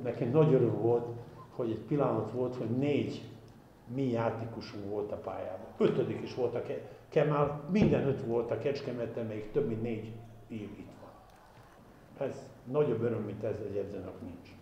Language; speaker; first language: Hungarian; non-native, fluent; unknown